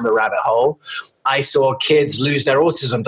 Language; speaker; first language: English; native; English